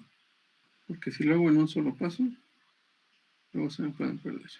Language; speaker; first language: Spanish; native; Spanish